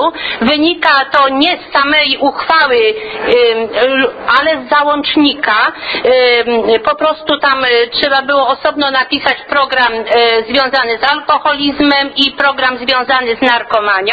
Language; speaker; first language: Polish; native; Polish